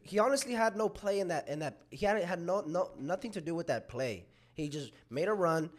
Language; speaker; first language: English; early bilingual, other home language; Spanish